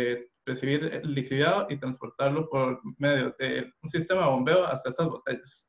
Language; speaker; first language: Spanish; native; Spanish